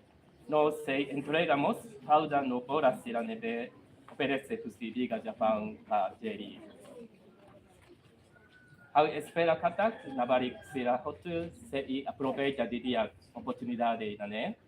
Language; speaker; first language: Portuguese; non-native, local second language; Tetum